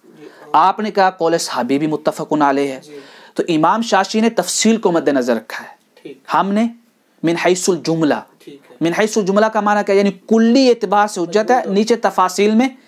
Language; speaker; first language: Urdu; non-native, local second language; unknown